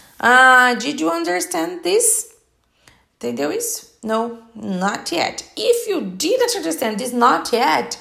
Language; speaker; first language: English; non-native, learner; Portuguese